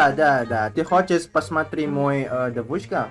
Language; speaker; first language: Russian; non-native, learner; Indonesian